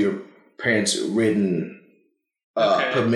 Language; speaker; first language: English; non-native, fluent; Spanish